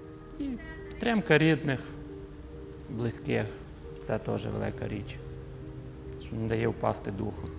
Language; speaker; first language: Ukrainian; native; Ukrainian